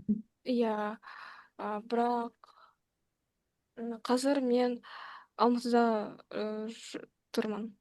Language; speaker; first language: Kazakh; non-native, local second language; Russian